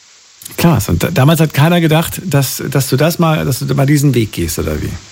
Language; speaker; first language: German; native; German